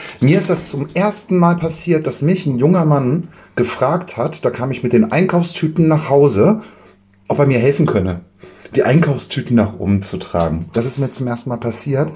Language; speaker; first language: German; native; German